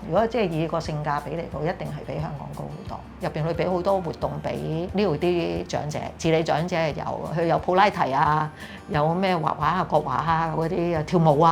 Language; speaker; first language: Cantonese; native; Cantonese